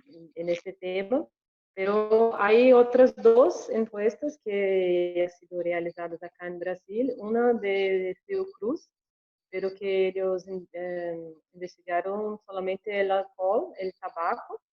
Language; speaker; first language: Spanish; non-native, learner; Portuguese